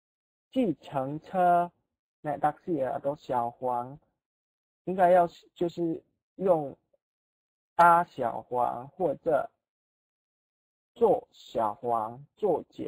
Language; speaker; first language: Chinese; non-native, fluent; Indonesian